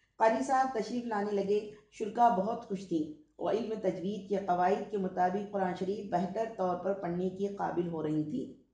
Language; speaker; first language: Urdu; native; Urdu